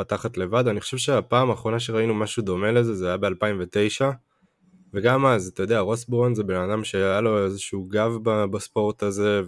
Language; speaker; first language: Hebrew; native; Hebrew